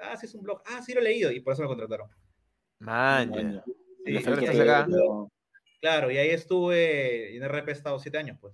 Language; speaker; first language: Spanish; native; Spanish